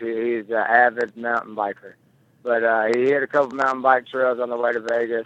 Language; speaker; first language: English; native; English